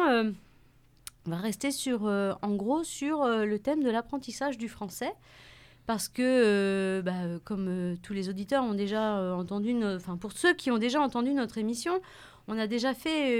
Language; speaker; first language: French; native; French